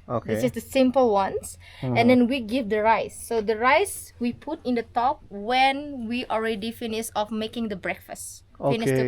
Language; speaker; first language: English; non-native, fluent; Indonesian